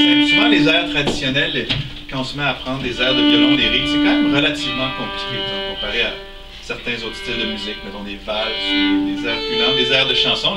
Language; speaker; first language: French; native; French